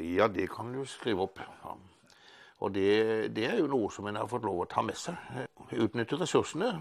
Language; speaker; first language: Norwegian; native; Norwegian